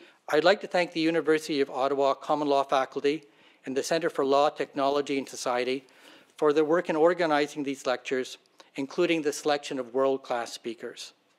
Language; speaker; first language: English; native; English